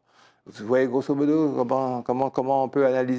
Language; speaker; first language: French; native; French